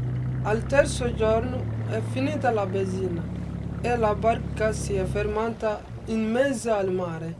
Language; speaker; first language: Italian; non-native, learner; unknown